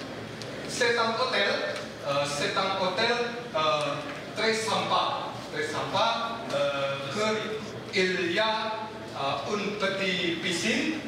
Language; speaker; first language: French; non-native, learner; Indonesian